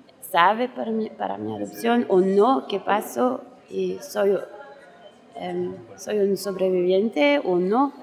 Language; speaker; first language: Spanish; non-native, learner; French